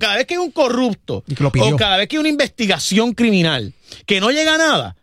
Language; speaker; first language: Spanish; native; Spanish